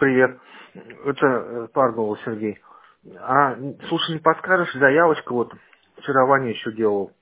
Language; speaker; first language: Russian; native; Russian